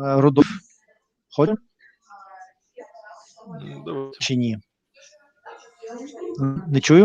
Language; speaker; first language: Ukrainian; non-native, learner; Russian